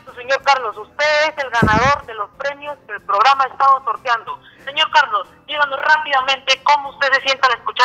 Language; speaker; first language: Spanish; native; Spanish